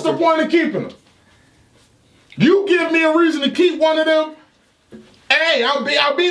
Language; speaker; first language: English; native; English